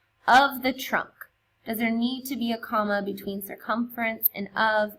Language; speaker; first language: English; native; English